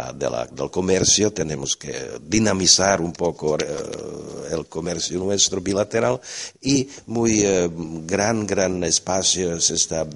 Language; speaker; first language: Spanish; non-native, fluent; Slovak